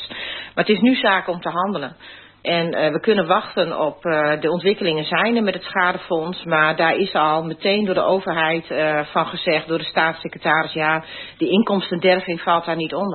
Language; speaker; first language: Dutch; native; Dutch